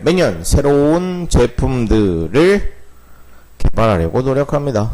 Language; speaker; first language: Korean; native; Korean